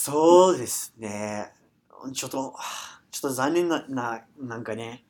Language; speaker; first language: Japanese; non-native, fluent; English